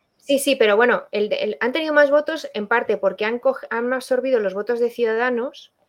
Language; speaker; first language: Spanish; native; Spanish